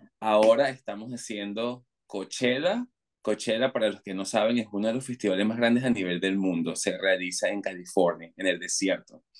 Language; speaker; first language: Spanish; native; Spanish